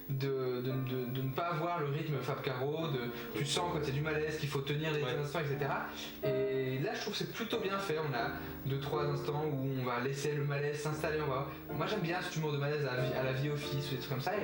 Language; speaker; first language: French; native; French